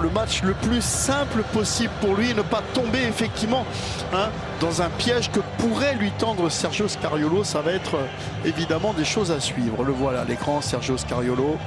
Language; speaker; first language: French; native; French